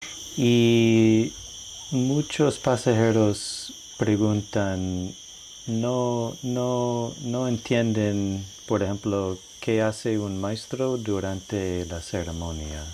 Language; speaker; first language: Spanish; non-native, fluent; English